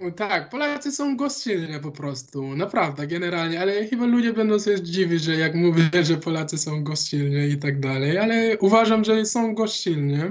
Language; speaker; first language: Polish; non-native, learner; Wolof